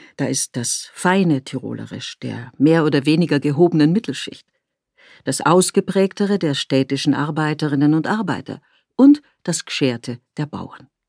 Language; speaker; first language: German; native; German